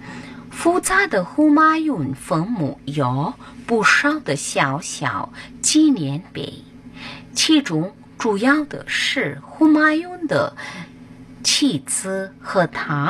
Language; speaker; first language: Chinese; non-native, fluent; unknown